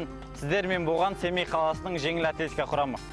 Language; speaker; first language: Kazakh; native; Kazakh